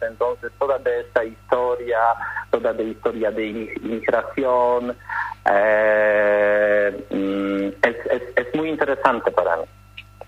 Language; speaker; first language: Spanish; non-native, learner; Polish